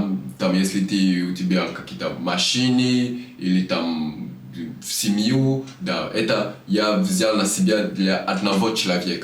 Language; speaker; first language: Russian; non-native, fluent; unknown